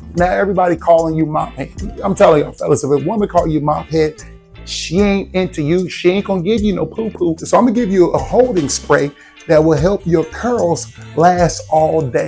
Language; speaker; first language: English; native; English